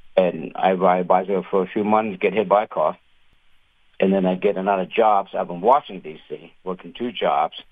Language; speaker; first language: English; non-native, fluent; Khmer